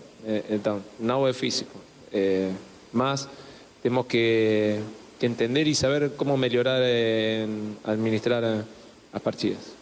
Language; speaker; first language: Portuguese; non-native, learner; Spanish